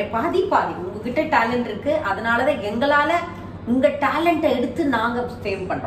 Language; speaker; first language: Tamil; native; Tamil